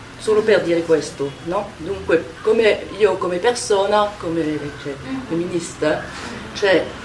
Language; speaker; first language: Italian; non-native, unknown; French